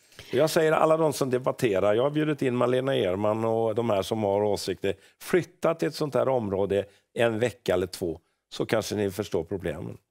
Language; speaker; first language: Swedish; native; Swedish